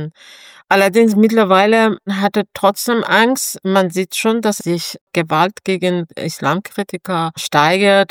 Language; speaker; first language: German; non-native, fluent; Persian